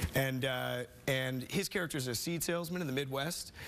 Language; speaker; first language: English; native; English